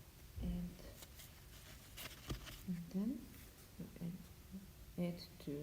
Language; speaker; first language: English; non-native, learner; Russian